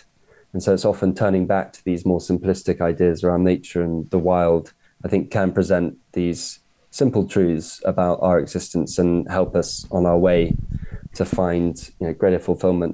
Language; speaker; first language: English; native; English